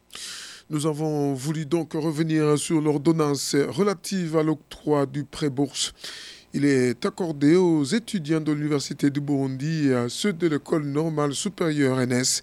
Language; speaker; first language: French; non-native, local second language; Rundi